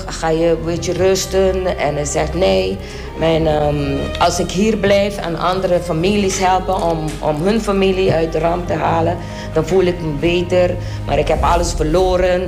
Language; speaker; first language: Dutch; non-native, local second language; Papiamento